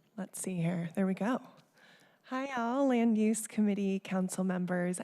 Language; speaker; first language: English; native; English